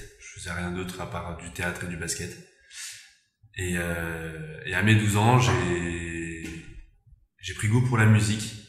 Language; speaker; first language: French; native; French